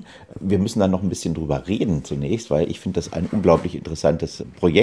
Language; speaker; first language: German; native; German